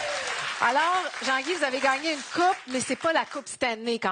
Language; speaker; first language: French; native; French